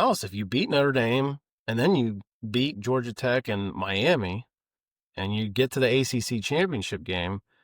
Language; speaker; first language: English; native; English